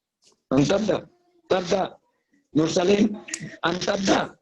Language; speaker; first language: Arabic; non-native, fluent; Bangla